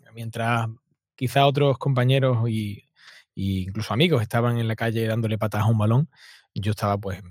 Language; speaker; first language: Spanish; native; Spanish